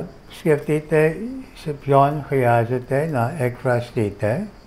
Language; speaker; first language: Greek; non-native, fluent; English